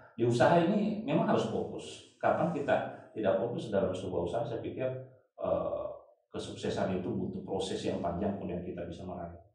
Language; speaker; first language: Indonesian; native; Indonesian